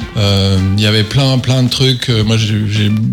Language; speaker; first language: French; native; French